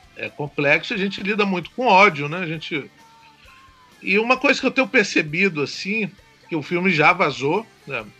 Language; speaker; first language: Portuguese; native; Portuguese